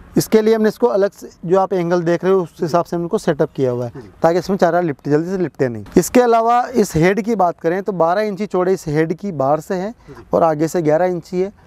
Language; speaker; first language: Hindi; native; Hindi